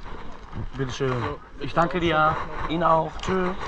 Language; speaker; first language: German; non-native, learner; Turkish